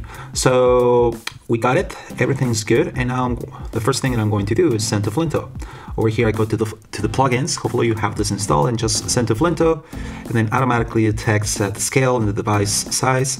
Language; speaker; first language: English; non-native, fluent; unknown